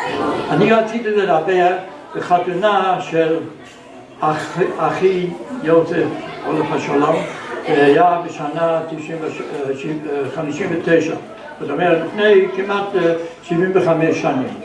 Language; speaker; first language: Hebrew; non-native, fluent; German